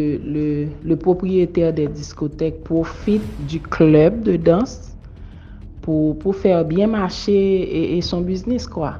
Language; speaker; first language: French; non-native, local second language; Haitian Creole